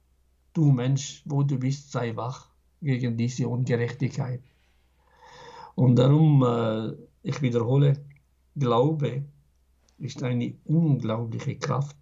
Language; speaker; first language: German; non-native, fluent; Arabic